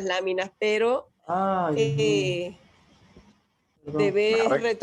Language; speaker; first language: Spanish; native; Spanish